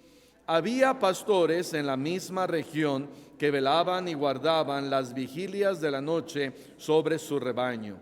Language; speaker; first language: Spanish; native; Spanish